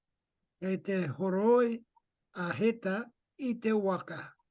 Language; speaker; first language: Māori; non-native, learner; English